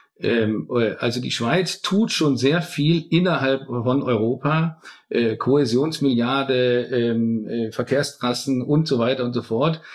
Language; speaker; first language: German; native; German